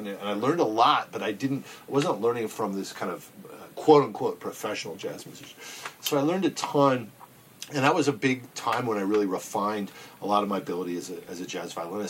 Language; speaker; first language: English; native; English